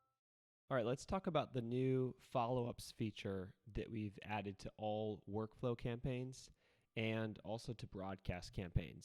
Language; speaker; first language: English; native; English